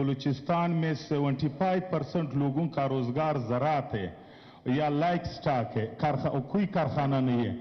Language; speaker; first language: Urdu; non-native, local second language; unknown